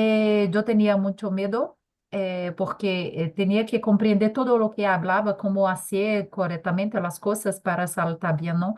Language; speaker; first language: Spanish; non-native, learner; Portuguese